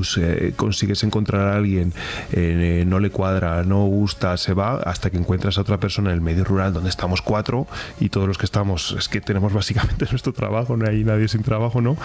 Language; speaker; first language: Spanish; native; Spanish